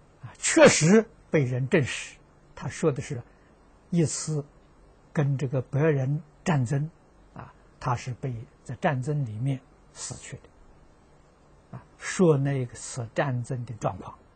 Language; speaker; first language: Chinese; native; Chinese